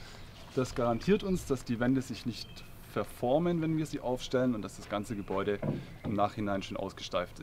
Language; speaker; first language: German; native; German